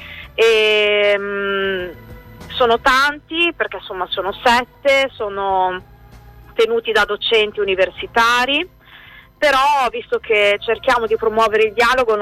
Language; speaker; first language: Italian; native; Italian